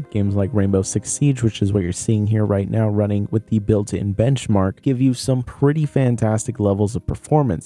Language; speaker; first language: English; native; English